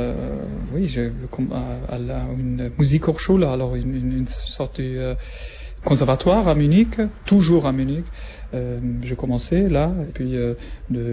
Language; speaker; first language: French; non-native, learner; German